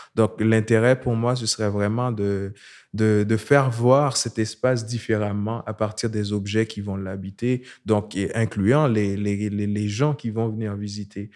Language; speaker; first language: French; non-native, local second language; Haitian Creole